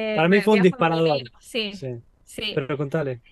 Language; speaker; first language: Spanish; native; Spanish